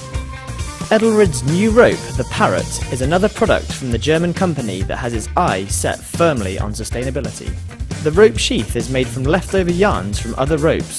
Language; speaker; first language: English; native; English